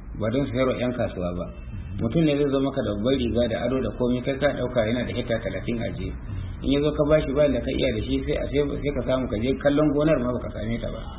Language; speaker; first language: Hausa; native; Hausa